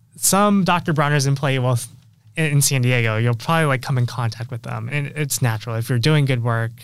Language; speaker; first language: English; native; English